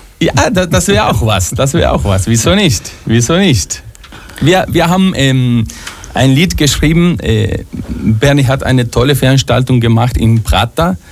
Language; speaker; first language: German; non-native, fluent; Spanish